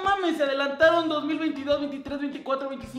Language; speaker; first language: Spanish; native; Spanish